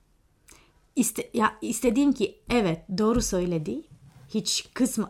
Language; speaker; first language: Turkish; non-native, fluent; Romanian